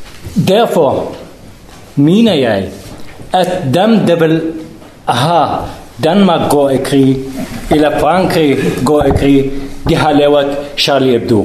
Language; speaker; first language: Danish; non-native, learner; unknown